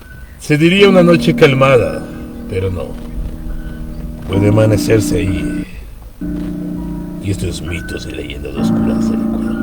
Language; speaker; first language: Spanish; native; Spanish